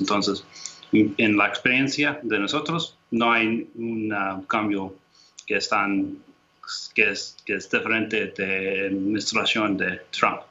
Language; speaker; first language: Spanish; non-native, fluent; English